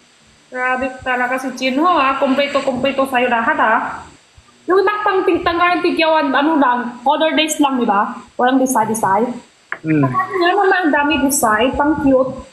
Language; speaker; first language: Filipino; non-native, learner; Korean